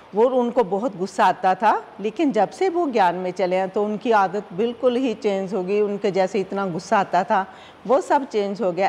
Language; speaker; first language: Hindi; native; Hindi